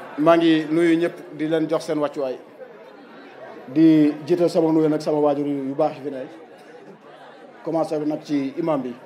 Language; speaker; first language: Wolof; non-native, local second language; Fula